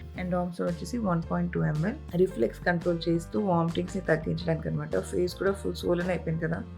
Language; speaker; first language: Telugu; non-native, local second language; Urdu